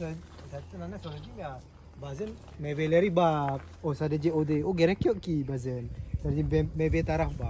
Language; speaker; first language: Turkish; non-native, learner; Indonesian